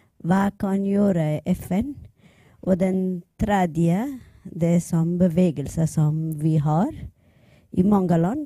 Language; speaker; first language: Norwegian; non-native, learner; Persian